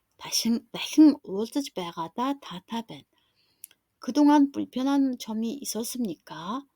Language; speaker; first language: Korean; non-native, fluent; Mongolian